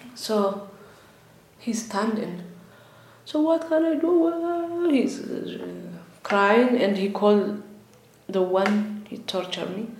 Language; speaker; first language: English; non-native, learner; Tigrinya